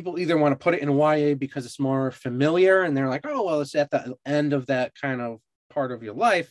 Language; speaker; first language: English; native; English